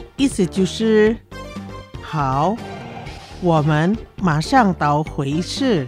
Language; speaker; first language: Chinese; early bilingual, heritage; Chinese